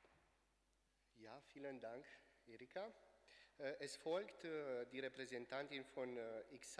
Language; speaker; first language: German; non-native, fluent; Romanian